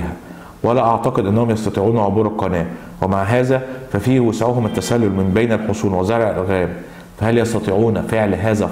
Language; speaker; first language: Arabic; native; Arabic